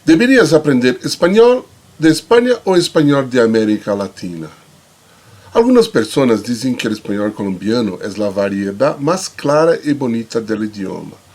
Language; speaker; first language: Spanish; non-native, fluent; Portuguese